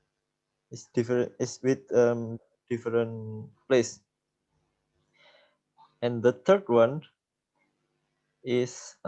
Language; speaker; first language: English; non-native, learner; Indonesian